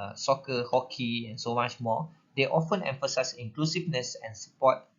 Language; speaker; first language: English; non-native, local second language; Malay